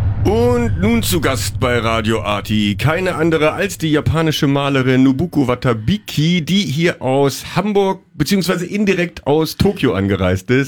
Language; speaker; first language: German; native; German